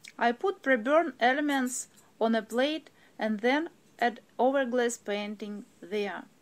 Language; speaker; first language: English; non-native, fluent; Russian